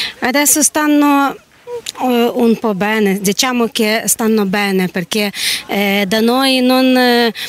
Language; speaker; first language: Italian; non-native, learner; Ukrainian